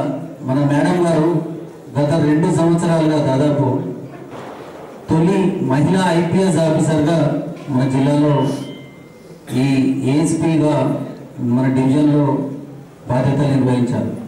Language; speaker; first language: Telugu; native; Telugu